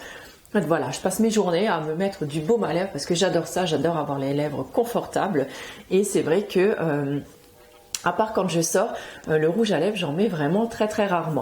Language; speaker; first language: French; native; French